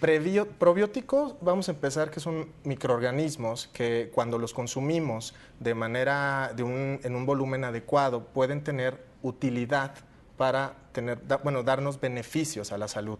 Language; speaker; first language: Spanish; native; Spanish